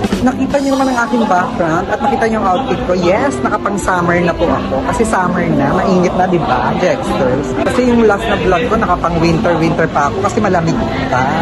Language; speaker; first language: Filipino; native; Filipino